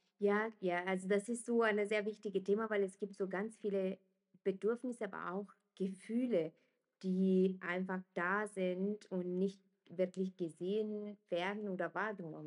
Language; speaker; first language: German; non-native, fluent; Italian